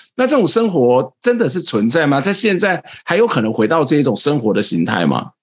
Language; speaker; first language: Chinese; native; Chinese